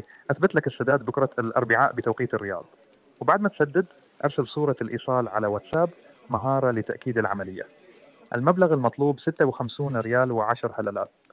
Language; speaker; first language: Arabic; native; Arabic